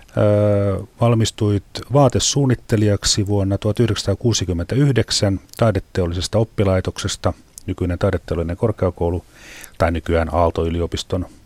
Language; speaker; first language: Finnish; native; Finnish